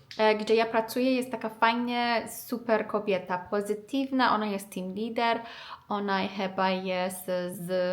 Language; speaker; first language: Polish; non-native, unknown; Persian